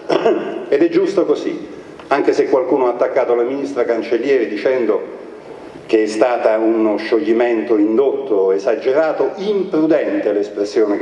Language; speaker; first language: Italian; native; Italian